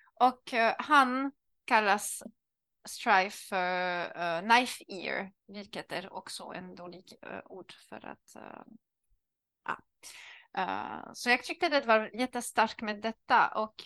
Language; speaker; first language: Swedish; non-native, learner; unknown